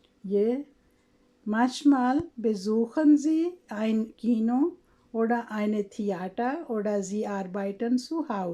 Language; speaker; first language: German; non-native, fluent; Urdu